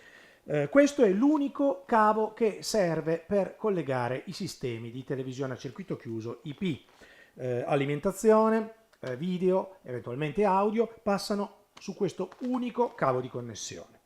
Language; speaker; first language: Italian; native; Italian